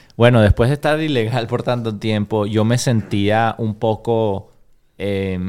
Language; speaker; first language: Spanish; native; Spanish